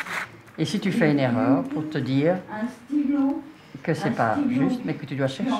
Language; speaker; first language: French; native; French